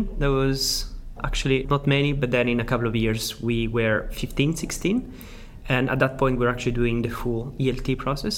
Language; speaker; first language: English; non-native, fluent; Italian